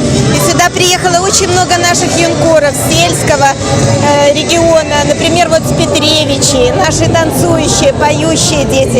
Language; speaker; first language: Russian; native; Russian